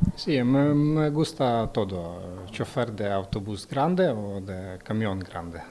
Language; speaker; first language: Spanish; non-native, learner; Ukrainian